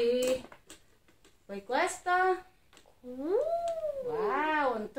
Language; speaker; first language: Italian; non-native, learner; Filipino